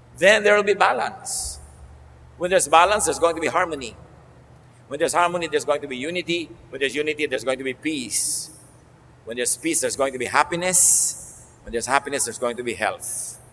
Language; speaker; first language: English; non-native, local second language; Filipino